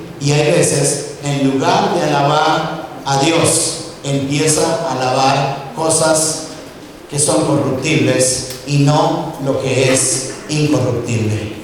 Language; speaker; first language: Spanish; native; Spanish